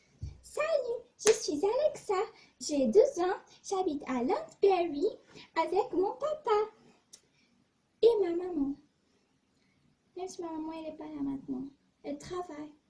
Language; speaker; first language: French; non-native, fluent; Portuguese